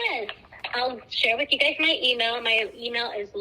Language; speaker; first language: English; native; English